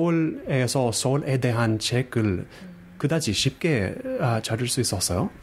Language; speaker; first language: Korean; non-native, fluent; English